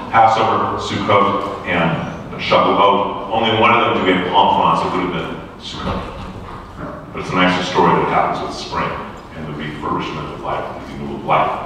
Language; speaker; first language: English; native; English